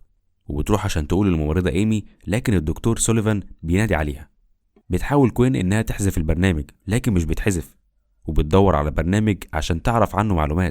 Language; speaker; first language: Arabic; native; Arabic